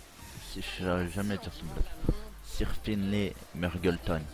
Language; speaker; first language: French; native; French